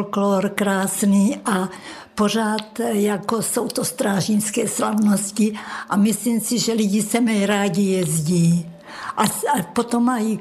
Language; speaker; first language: Czech; native; Czech